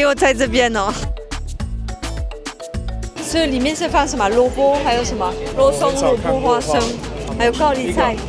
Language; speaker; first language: Chinese; non-native, fluent; French